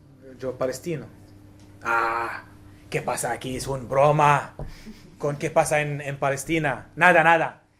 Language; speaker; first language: Spanish; non-native, learner; Arabic